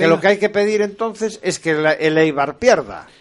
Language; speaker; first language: Spanish; native; Spanish